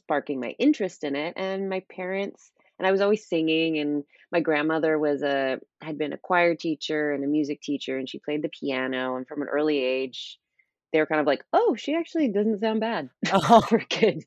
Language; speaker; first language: English; native; English